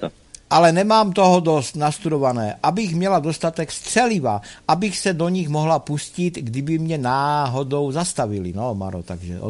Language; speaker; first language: Czech; native; Czech